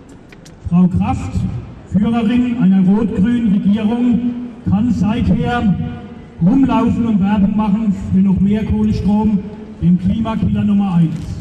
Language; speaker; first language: German; native; German